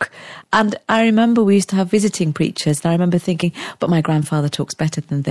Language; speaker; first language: English; native; English